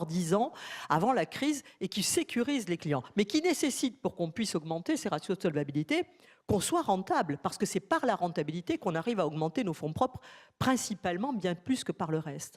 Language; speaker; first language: French; native; French